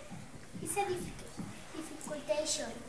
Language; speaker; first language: English; non-native, learner; Spanish